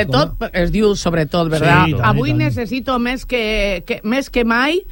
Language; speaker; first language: Catalan; non-native, local second language; Spanish